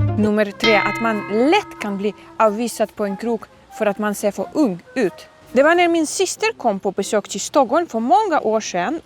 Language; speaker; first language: Swedish; non-native, fluent; Ukrainian